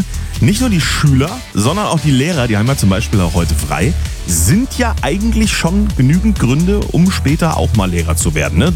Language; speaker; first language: German; native; German